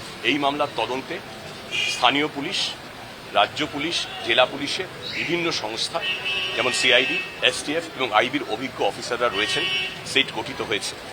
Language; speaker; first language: Bangla; native; Bangla